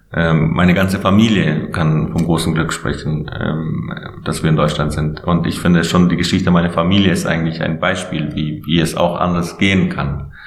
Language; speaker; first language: German; non-native, fluent; Albanian